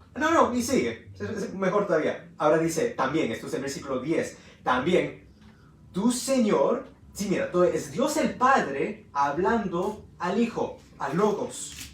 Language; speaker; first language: Spanish; early bilingual, heritage; Spanish